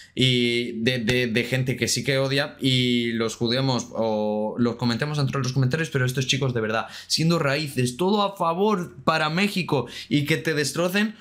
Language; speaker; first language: Spanish; non-native, fluent; Ukrainian